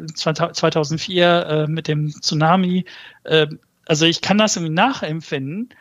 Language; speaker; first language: German; early bilingual, other home language; Turkish